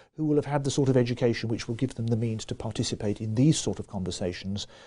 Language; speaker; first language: English; native; English